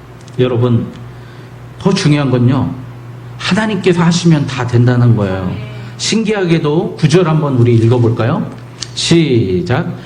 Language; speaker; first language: Korean; native; Korean